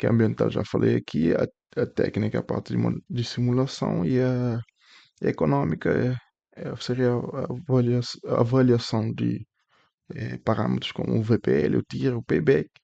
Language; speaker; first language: Portuguese; non-native, local second language; Kabuverdianu